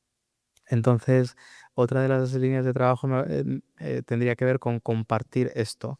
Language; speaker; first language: Spanish; native; Spanish